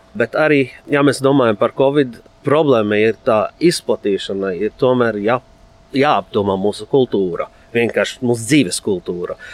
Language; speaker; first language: Latvian; non-native, fluent; Arabic